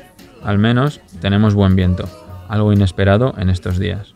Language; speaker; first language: Spanish; native; Spanish